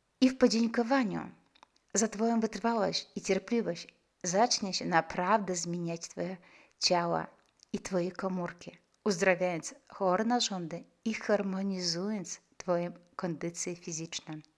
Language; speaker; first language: Polish; non-native, fluent; Russian